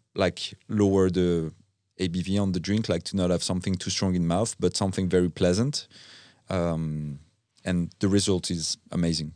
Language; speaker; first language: English; non-native, fluent; French